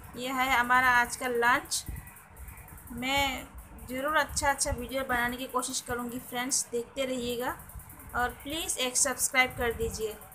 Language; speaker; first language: Hindi; non-native, local second language; Assamese